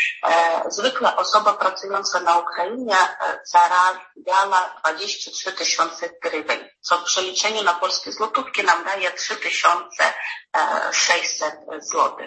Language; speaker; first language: Polish; non-native, fluent; Ukrainian